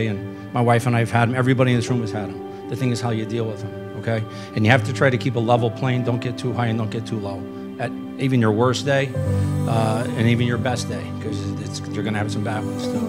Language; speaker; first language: English; native; English